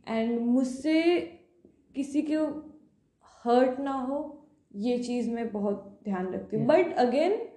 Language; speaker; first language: Hindi; non-native, local second language; Bangla